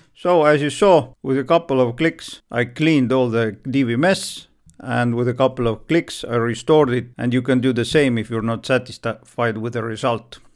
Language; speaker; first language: English; non-native, fluent; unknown